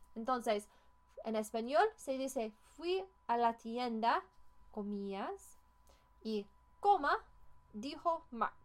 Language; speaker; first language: Spanish; non-native, fluent; English